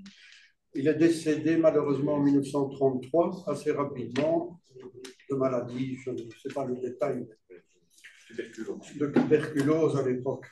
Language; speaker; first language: French; native; French